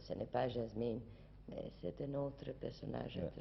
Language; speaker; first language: French; non-native, learner; Italian